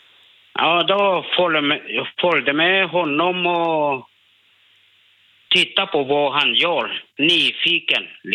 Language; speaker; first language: Swedish; non-native, learner; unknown